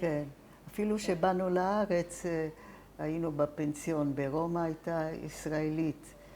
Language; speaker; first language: Hebrew; non-native, fluent; Italian